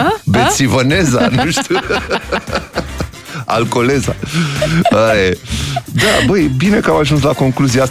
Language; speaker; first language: Romanian; native; Romanian